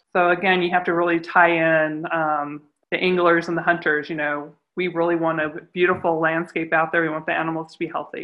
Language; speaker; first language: English; native; English